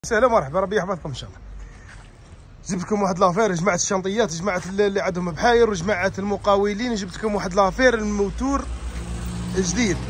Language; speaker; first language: Arabic; native; Arabic